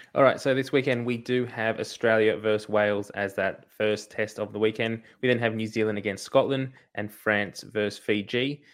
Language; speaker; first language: English; native; English